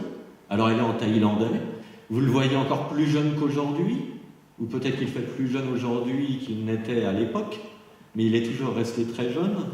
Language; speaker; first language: French; native; French